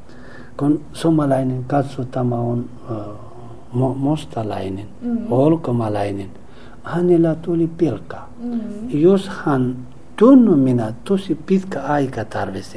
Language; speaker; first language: Finnish; non-native, learner; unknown